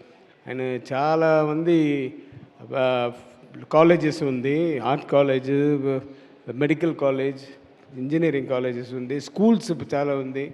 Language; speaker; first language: Telugu; non-native, learner; Tamil